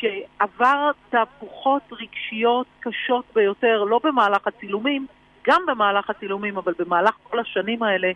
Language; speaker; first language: Hebrew; native; Hebrew